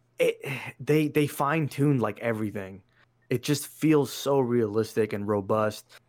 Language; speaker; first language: English; early bilingual, other home language; Arabic